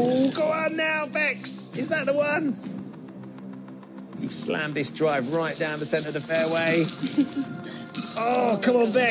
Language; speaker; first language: English; native; English